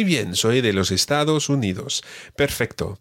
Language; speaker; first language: Spanish; non-native, fluent; English